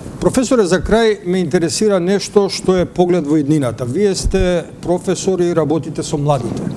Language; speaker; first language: Macedonian; native; Macedonian